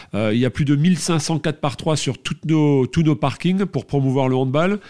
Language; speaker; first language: French; native; French